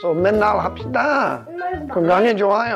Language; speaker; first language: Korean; non-native, learner; English